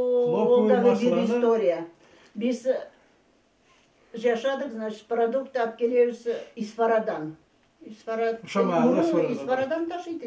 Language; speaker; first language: Kyrgyz; non-native, fluent; Russian